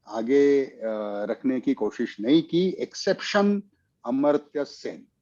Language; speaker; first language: Hindi; non-native, local second language; Marathi